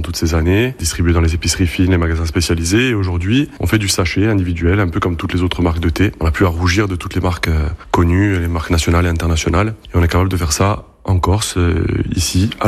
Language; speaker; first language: French; native; French